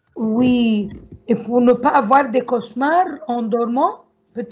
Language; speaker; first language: French; non-native, learner; Arabic